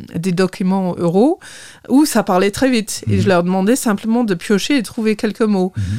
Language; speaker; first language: French; non-native, fluent; English